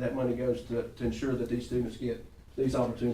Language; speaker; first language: English; native; English